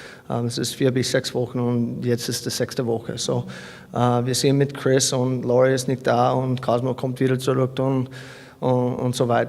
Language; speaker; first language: German; non-native, fluent; English